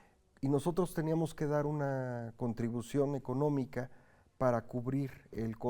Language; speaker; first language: Spanish; native; Spanish